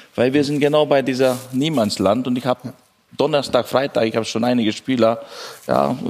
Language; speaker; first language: German; non-native, fluent; Hungarian